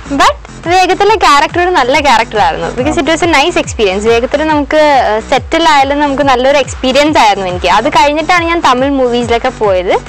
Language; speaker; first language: Malayalam; non-native, local second language; Konkani